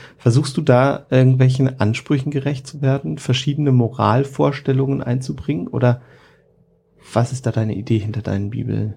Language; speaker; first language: German; native; German